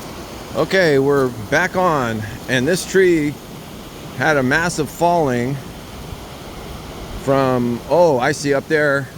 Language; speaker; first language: English; native; English